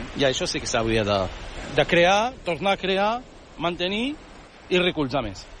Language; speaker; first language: Catalan; early bilingual, other home language; Arabic